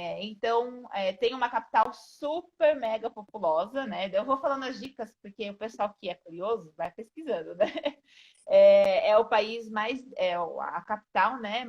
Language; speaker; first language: Portuguese; native; Portuguese